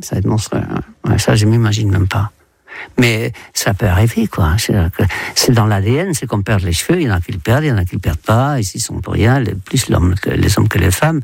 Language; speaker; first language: French; non-native, fluent; Dutch